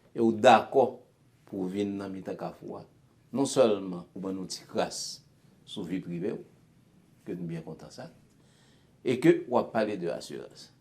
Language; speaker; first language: Haitian Creole; native; Haitian Creole